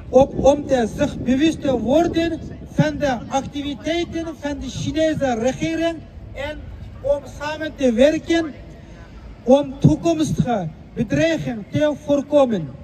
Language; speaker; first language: Dutch; non-native, fluent; Uyghur